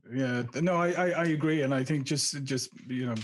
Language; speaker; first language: English; native; English